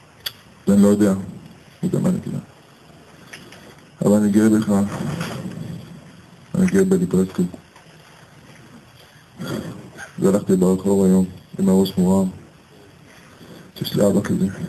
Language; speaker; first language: Hebrew; early bilingual, other home language; Romanian